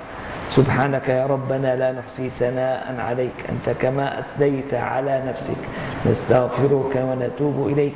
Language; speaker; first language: Arabic; native; Arabic